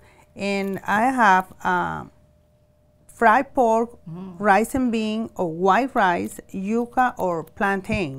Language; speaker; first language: English; non-native, learner; Spanish